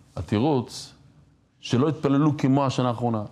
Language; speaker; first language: Hebrew; non-native, fluent; English